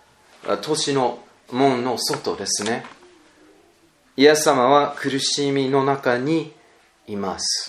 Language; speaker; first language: Japanese; non-native, learner; English